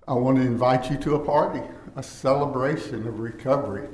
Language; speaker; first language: English; native; English